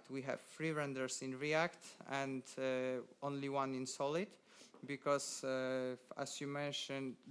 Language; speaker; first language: English; non-native, fluent; Polish